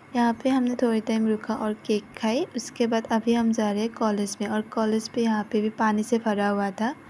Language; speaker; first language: Hindi; non-native, local second language; Assamese